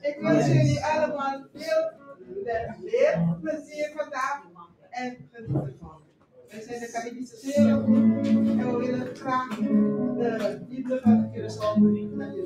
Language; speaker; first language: Dutch; non-native, local second language; Papiamento